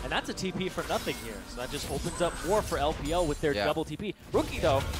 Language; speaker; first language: English; native; English